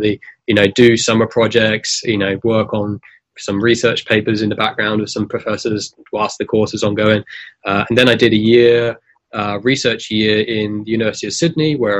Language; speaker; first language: English; native; English